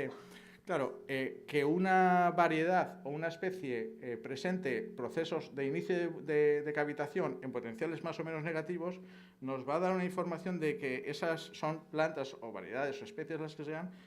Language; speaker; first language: Spanish; native; Spanish